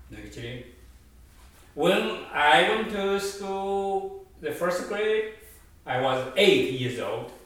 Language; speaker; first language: English; non-native, fluent; Chinese